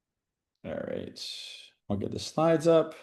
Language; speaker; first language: English; native; English